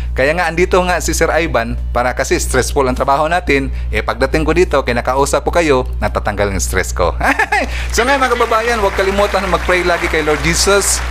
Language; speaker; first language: Filipino; non-native, local second language; Cebuano